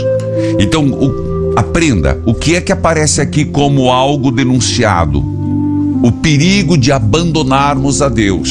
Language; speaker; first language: Portuguese; native; Portuguese